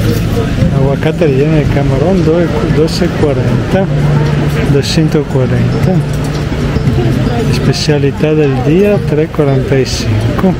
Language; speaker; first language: Spanish; non-native, learner; Italian